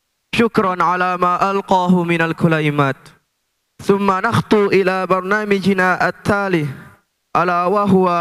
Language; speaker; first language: Arabic; non-native, learner; Indonesian